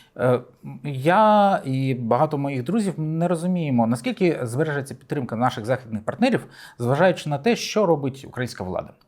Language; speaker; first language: Ukrainian; native; Ukrainian